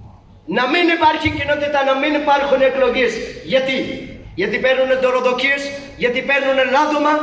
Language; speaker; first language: Greek; non-native, learner; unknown